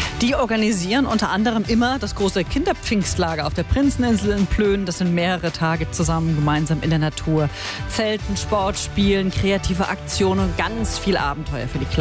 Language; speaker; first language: German; native; German